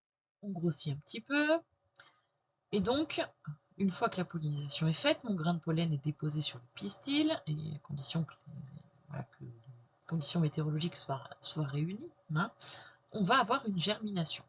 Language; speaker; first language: French; native; French